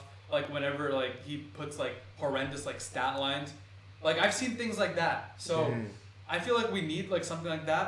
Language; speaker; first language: English; native; English